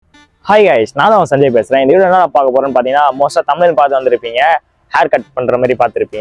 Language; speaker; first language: Tamil; native; Tamil